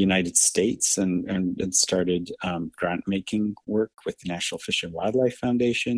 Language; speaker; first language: English; native; English